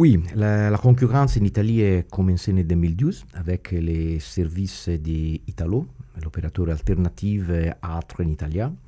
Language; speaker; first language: French; non-native, fluent; Italian